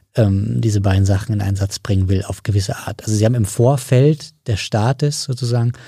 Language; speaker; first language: German; native; German